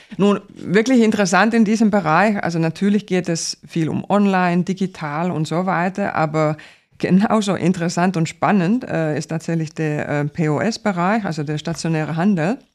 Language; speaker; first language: German; non-native, fluent; Finnish